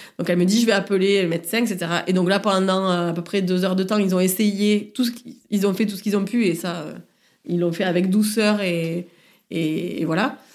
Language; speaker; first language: French; native; French